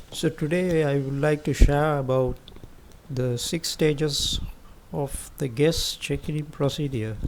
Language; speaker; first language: English; non-native, local second language; Sinhala